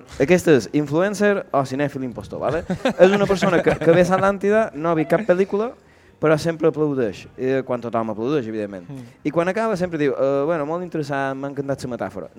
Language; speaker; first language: Catalan; native; Catalan